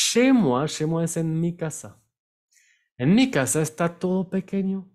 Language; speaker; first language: Spanish; non-native, fluent; French